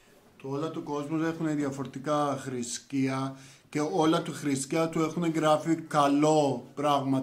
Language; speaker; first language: Greek; non-native, learner; Persian